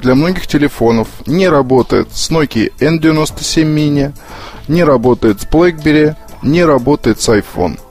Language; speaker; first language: Russian; native; Russian